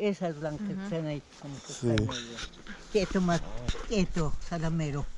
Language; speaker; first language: Spanish; native; Spanish